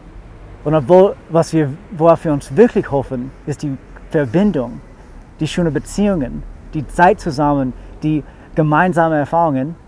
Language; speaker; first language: German; non-native, fluent; English